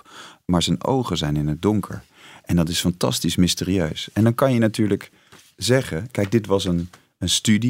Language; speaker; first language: Dutch; native; Dutch